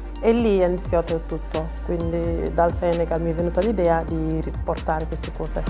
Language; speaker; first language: Italian; non-native, fluent; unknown